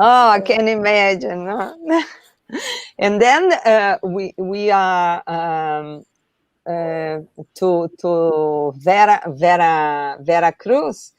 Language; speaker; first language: English; non-native, learner; Portuguese